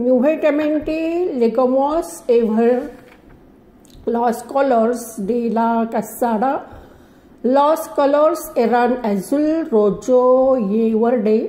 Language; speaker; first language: Spanish; non-native, learner; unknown